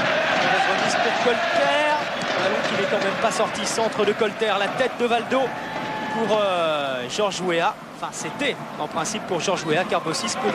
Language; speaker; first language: French; native; French